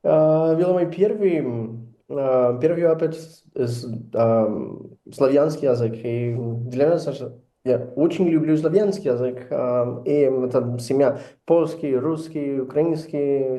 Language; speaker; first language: Russian; non-native, learner; Portuguese